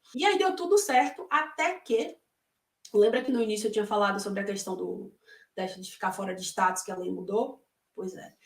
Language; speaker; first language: Portuguese; native; Portuguese